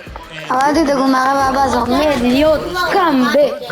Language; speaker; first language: Hebrew; native; Hebrew